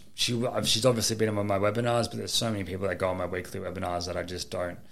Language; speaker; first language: English; native; English